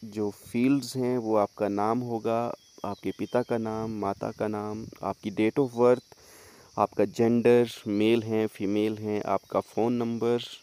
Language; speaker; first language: Hindi; native; Hindi